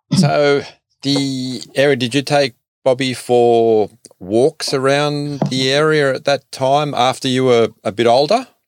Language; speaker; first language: English; native; English